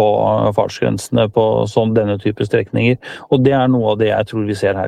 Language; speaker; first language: Norwegian; native; Norwegian